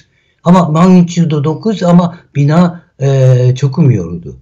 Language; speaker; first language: Turkish; non-native, learner; Japanese